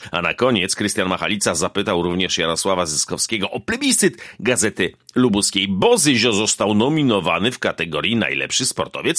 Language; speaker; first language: Polish; native; Polish